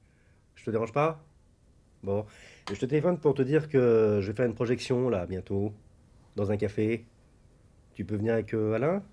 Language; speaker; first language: French; native; French